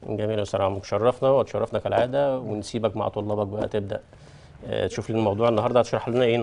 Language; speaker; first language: Arabic; native; Arabic